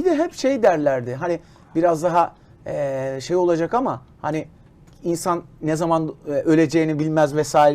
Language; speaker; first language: Turkish; native; Turkish